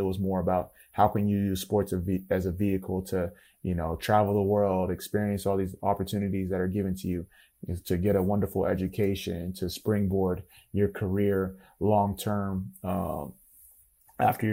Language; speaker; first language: English; native; English